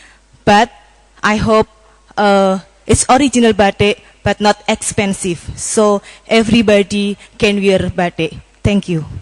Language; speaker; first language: English; non-native, learner; Indonesian